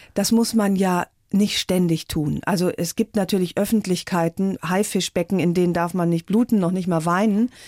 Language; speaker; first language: German; native; German